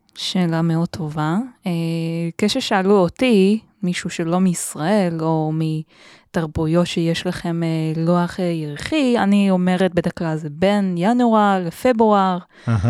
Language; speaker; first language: Hebrew; non-native, fluent; Chinese